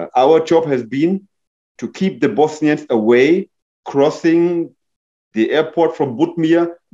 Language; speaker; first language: English; non-native, fluent; German